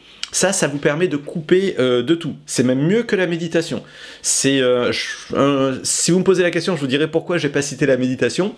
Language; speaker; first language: French; native; French